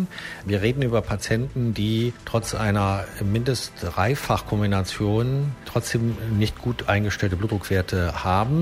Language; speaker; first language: German; native; German